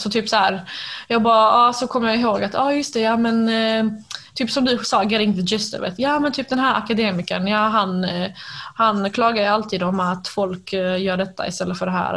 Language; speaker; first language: Swedish; native; Swedish